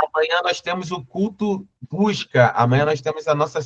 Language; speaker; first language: Portuguese; native; Portuguese